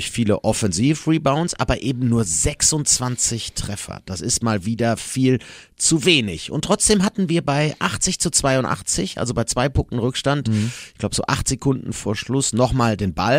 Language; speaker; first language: German; native; German